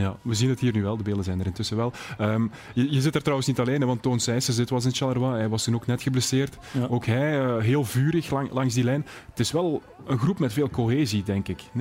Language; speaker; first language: Dutch; native; Dutch